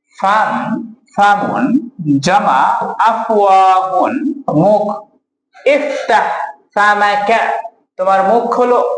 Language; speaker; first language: Bangla; native; Bangla